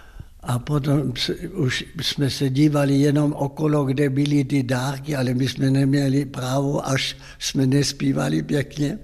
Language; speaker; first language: Czech; non-native, local second language; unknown